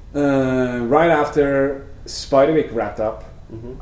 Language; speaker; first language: English; non-native, fluent; Norwegian